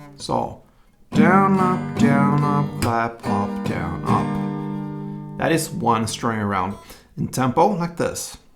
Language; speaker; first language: English; non-native, fluent; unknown